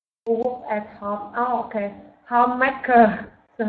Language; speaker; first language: English; non-native, learner; Vietnamese